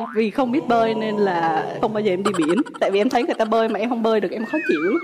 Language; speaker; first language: Vietnamese; native; Vietnamese